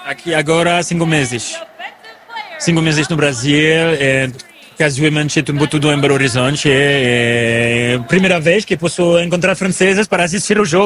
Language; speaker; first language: Portuguese; non-native, fluent; French